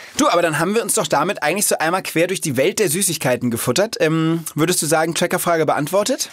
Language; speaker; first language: German; native; German